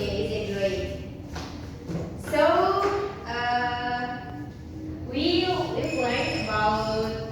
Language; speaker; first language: English; non-native, fluent; Indonesian